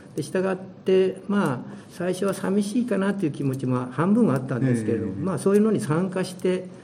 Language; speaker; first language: Japanese; native; Japanese